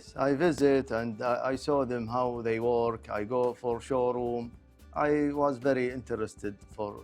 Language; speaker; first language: English; non-native, local second language; Arabic